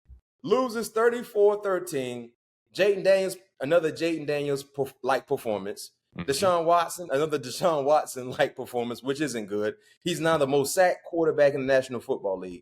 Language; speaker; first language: English; native; English